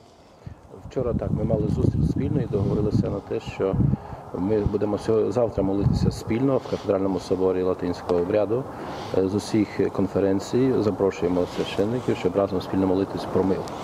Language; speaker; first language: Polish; non-native, learner; Ukrainian